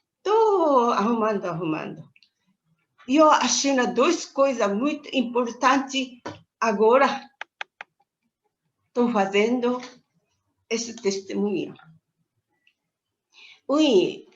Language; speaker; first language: Portuguese; non-native, learner; Japanese